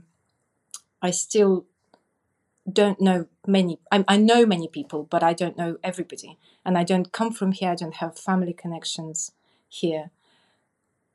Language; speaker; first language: English; non-native, fluent; Russian